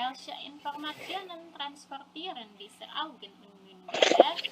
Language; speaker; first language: German; non-native, fluent; Indonesian